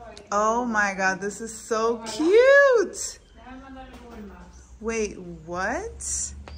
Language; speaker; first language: English; early bilingual, other home language; Spanish